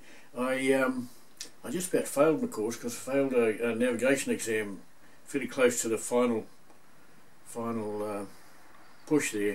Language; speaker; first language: English; native; English